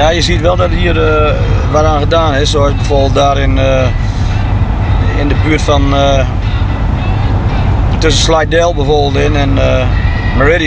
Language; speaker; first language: Dutch; native; Dutch